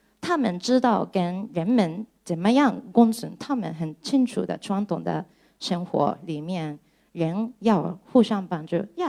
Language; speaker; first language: Chinese; non-native, fluent; Japanese